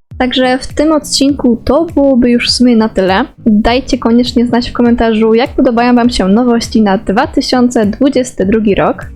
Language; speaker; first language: Polish; native; Polish